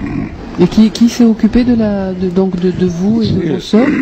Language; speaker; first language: French; non-native, local second language; Arabic